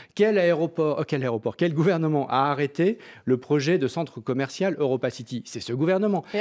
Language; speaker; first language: French; native; French